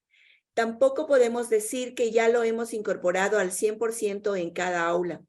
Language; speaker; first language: Spanish; native; Spanish